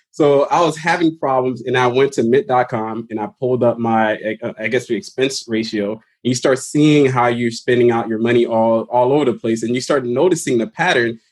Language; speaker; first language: English; early bilingual, other home language; Haitian Creole